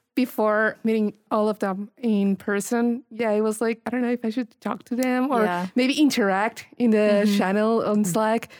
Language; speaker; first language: English; non-native, fluent; Spanish